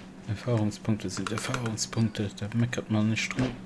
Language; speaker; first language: German; non-native, local second language; Luxembourgish